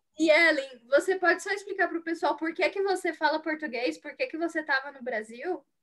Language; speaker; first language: Portuguese; native; Portuguese